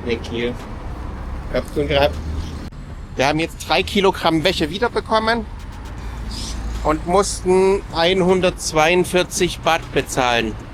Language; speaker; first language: German; native; German